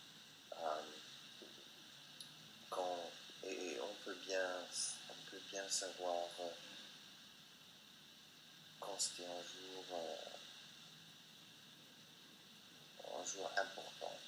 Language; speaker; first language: French; non-native, learner; English